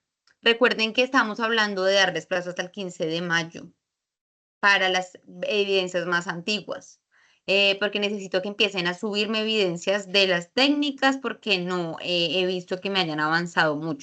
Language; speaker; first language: Spanish; native; Spanish